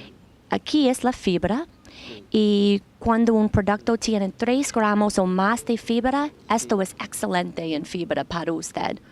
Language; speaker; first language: Spanish; non-native, learner; English